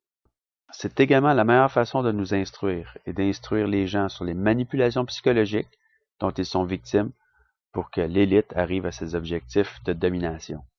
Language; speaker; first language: French; native; French